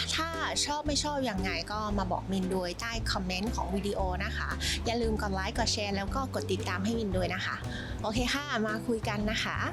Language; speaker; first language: Thai; non-native, fluent; Vietnamese